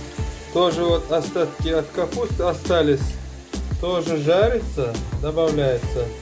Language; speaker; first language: Russian; non-native, local second language; Uzbek